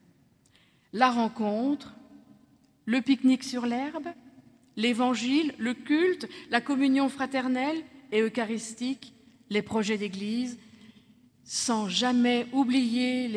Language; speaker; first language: French; native; French